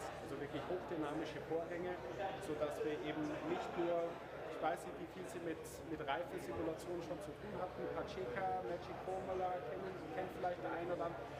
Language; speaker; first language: German; native; German